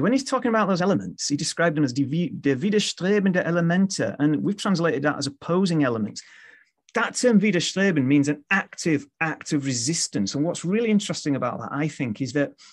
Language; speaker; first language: English; native; English